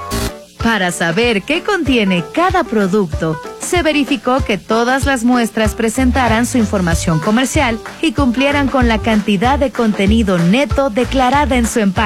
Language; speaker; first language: Spanish; native; Spanish